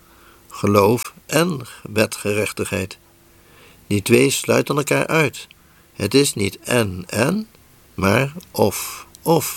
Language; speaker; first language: Dutch; native; Dutch